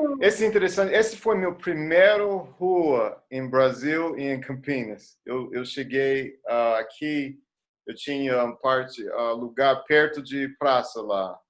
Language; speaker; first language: Portuguese; non-native, learner; English